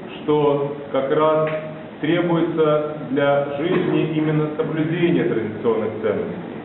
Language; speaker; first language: Russian; native; Russian